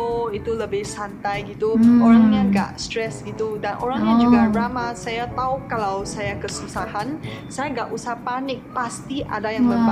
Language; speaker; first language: Indonesian; non-native, fluent; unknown